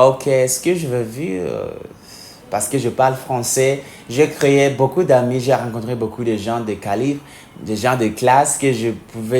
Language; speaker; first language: French; non-native, fluent; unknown